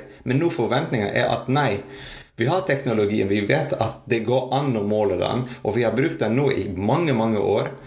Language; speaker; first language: Norwegian; non-native, fluent; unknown